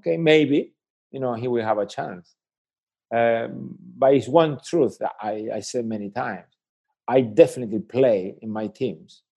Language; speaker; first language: English; non-native, fluent; Spanish